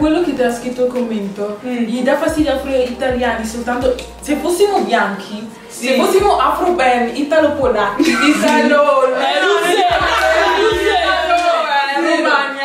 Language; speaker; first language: Italian; early bilingual, other home language; English